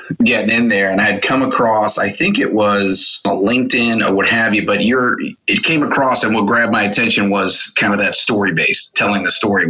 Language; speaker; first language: English; native; English